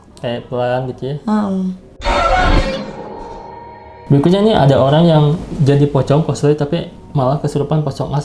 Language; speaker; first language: Indonesian; native; Indonesian